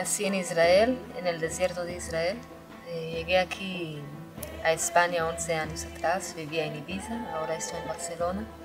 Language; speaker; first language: Spanish; non-native, fluent; Hebrew